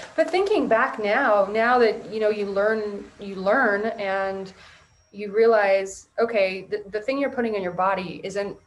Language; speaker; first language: English; native; English